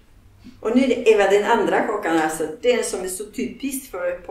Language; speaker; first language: Swedish; non-native, fluent; Polish